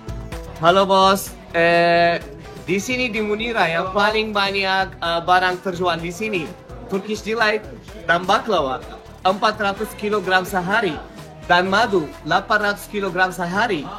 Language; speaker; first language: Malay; non-native, fluent; Turkish